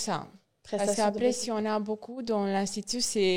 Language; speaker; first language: French; non-native, learner; Romanian